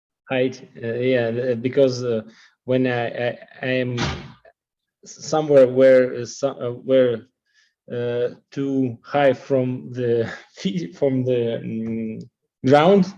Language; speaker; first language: English; non-native, learner; Russian